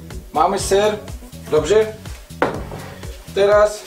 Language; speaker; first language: Polish; non-native, learner; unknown